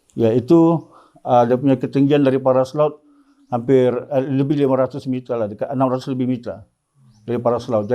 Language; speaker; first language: Malay; native; Malay